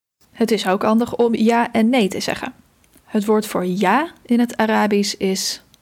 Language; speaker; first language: Dutch; native; Dutch